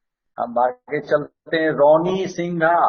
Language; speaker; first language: Hindi; native; Hindi